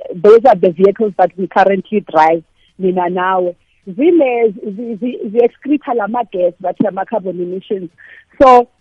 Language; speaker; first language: South Ndebele; non-native, local second language; Venda